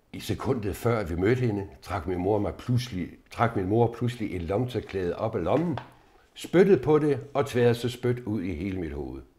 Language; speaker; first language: Danish; native; Danish